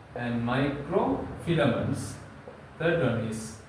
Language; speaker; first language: English; non-native, local second language; Sinhala